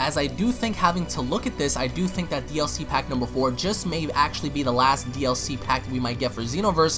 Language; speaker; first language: English; native; English